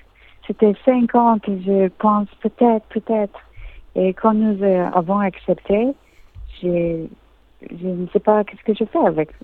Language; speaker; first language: French; non-native, learner; English